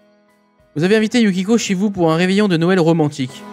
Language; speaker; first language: French; native; French